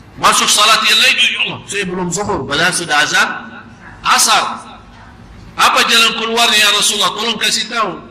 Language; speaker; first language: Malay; non-native, fluent; Arabic